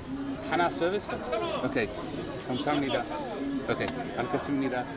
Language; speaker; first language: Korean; non-native, learner; English